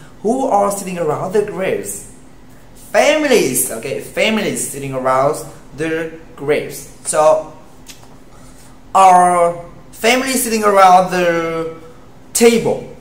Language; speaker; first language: English; non-native, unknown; Vietnamese